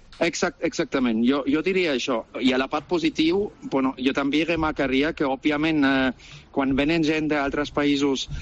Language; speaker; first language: Catalan; non-native, fluent; German